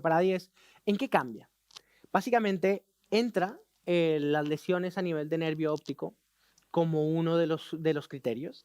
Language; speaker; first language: Spanish; native; Spanish